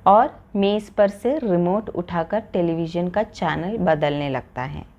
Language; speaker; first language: Hindi; non-native, local second language; Malayalam